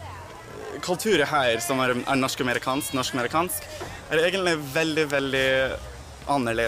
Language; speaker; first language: Swedish; non-native, fluent; English